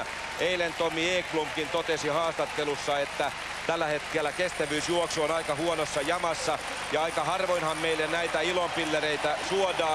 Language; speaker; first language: Finnish; native; Finnish